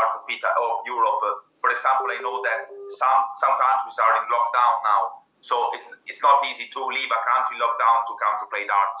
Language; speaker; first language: English; non-native, fluent; Italian